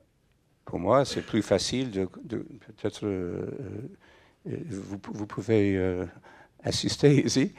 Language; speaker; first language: French; non-native, fluent; English